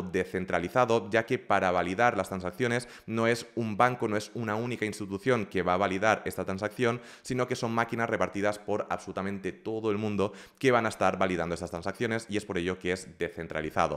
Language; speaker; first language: Spanish; native; Spanish